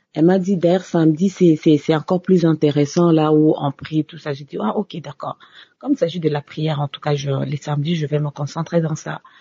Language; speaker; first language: French; non-native, local second language; Lingala